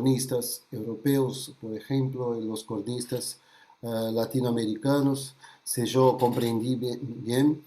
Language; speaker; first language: Spanish; non-native, fluent; Portuguese